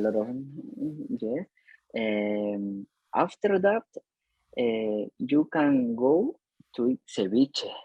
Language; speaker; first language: English; non-native, learner; Spanish